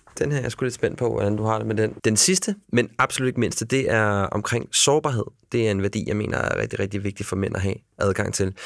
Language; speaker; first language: Danish; native; Danish